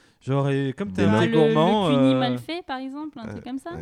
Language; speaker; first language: French; native; French